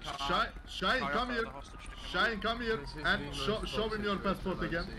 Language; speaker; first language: English; non-native, fluent; Turkish